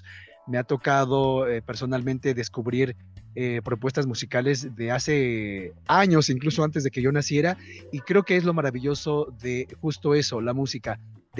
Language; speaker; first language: Spanish; native; Spanish